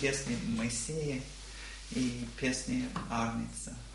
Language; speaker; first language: Russian; non-native, learner; English